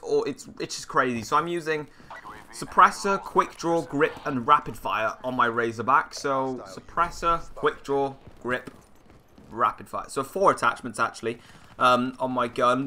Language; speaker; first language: English; native; English